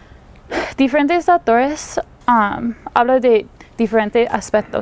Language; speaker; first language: Spanish; non-native, learner; English